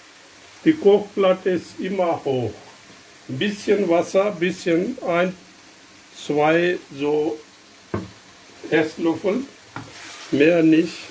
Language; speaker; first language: German; non-native, learner; Urdu